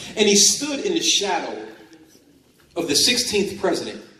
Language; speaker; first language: English; native; English